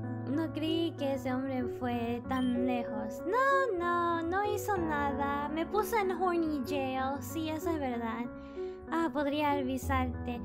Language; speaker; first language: Spanish; non-native, learner; English